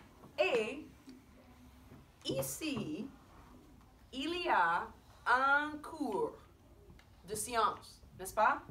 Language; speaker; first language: French; non-native, fluent; English